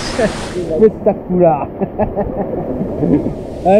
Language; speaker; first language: French; native; French